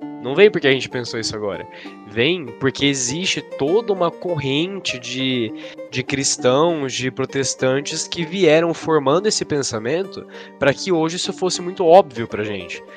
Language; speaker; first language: Portuguese; native; Portuguese